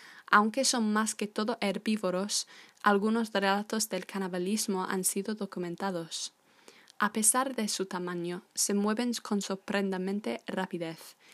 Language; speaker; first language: Spanish; non-native, fluent; English